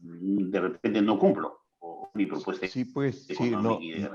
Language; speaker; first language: Spanish; native; Spanish